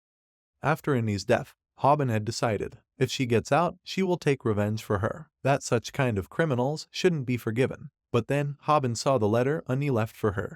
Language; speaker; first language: English; non-native, local second language; Hindi